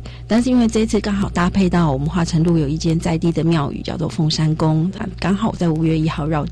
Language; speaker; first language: Chinese; native; Chinese